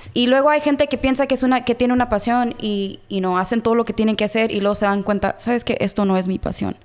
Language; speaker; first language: Spanish; early bilingual, heritage; Spanish